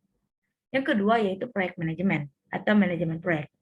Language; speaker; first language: Indonesian; native; Indonesian